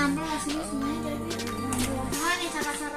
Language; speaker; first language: Indonesian; native; Indonesian